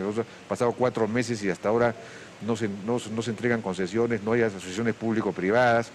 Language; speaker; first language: Spanish; native; Spanish